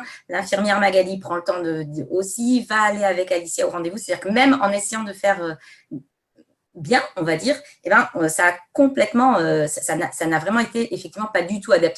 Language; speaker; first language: French; native; French